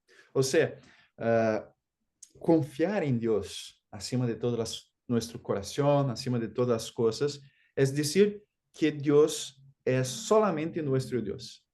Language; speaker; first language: Spanish; non-native, fluent; Portuguese